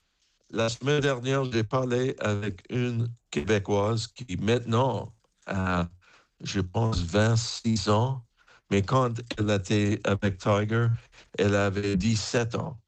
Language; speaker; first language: French; non-native, fluent; English